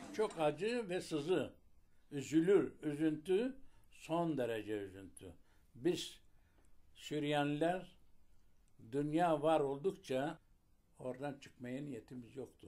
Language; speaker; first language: Turkish; non-native, local second language; Turoyo